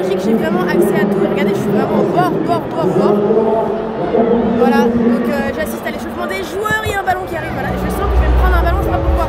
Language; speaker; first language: French; native; French